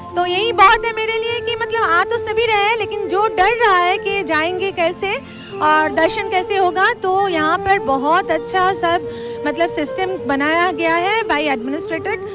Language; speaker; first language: Hindi; non-native, local second language; Bangla